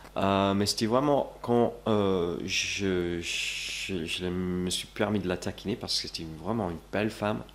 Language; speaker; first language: French; non-native, fluent; English